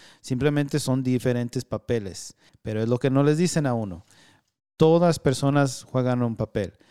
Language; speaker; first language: Spanish; early bilingual, heritage; Spanish